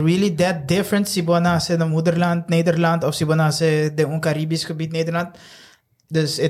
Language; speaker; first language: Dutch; non-native, local second language; Papiamento